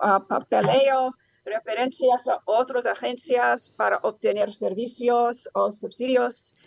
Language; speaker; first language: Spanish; non-native, learner; English